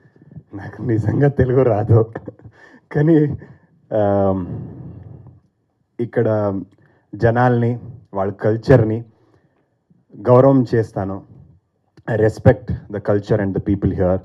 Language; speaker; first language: Telugu; non-native, fluent; Kannada